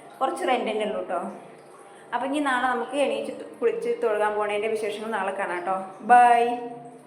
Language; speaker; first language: Malayalam; native; Malayalam